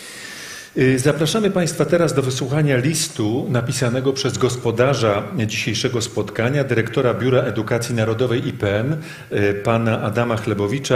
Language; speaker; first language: Polish; native; Polish